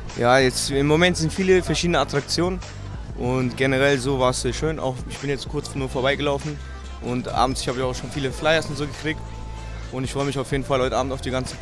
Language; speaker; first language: German; native; German